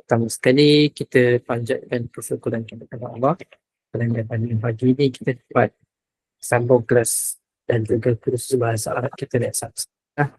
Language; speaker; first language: Malay; native; Malay